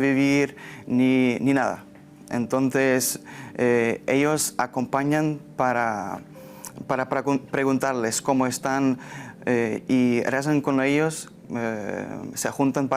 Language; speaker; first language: Spanish; non-native, learner; Ukrainian